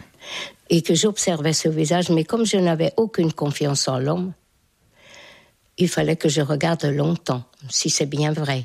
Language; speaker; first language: French; non-native, fluent; Hungarian